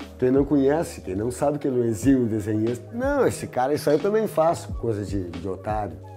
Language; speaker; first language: Portuguese; native; Portuguese